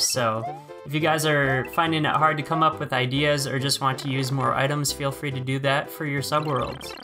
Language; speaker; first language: English; native; English